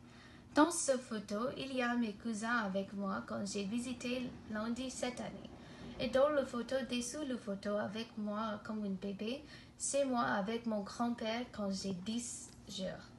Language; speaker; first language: French; non-native, learner; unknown